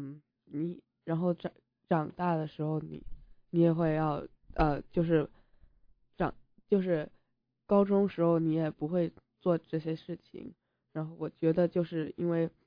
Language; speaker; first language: Chinese; early bilingual, heritage; Chinese